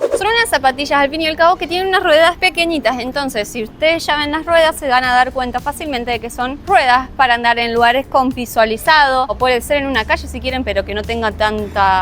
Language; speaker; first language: Spanish; native; Spanish